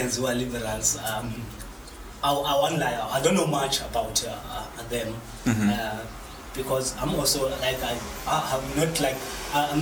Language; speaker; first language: English; non-native, local second language; Xhosa